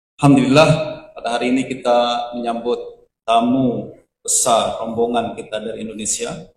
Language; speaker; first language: Indonesian; native; Indonesian